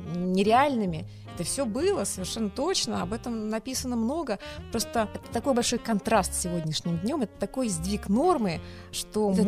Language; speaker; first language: Russian; non-native, local second language; Tatar